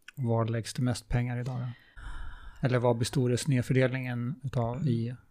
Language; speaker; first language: Swedish; native; Swedish